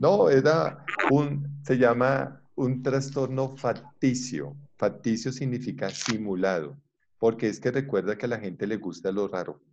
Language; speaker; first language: Spanish; native; Spanish